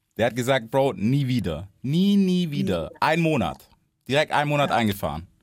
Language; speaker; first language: German; early bilingual, other home language; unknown